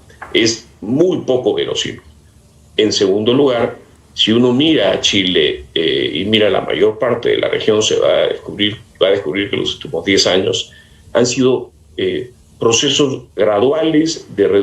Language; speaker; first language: Spanish; native; Spanish